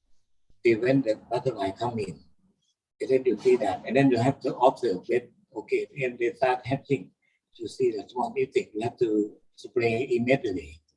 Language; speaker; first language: English; non-native, learner; Thai